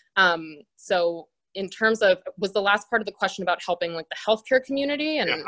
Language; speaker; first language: English; native; English